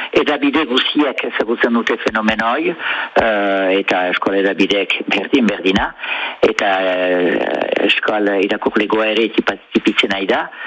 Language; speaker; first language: Basque; native; Basque